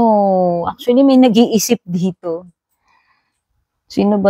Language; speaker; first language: Filipino; native; Filipino